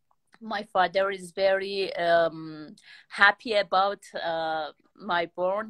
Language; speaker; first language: English; non-native, learner; Persian